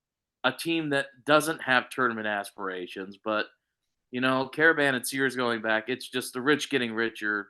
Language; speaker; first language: English; native; English